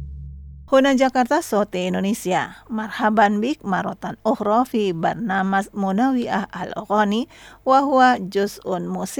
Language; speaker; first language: Arabic; non-native, learner; Indonesian